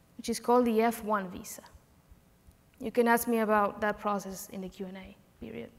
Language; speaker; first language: English; non-native, fluent; Spanish